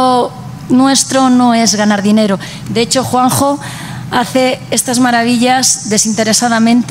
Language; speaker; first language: Spanish; native; Spanish